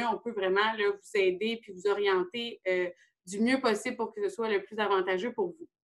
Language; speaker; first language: French; native; French